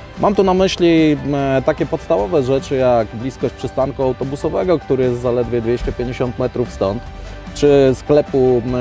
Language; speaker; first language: Polish; native; Polish